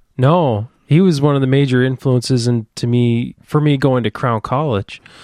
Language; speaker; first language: English; native; English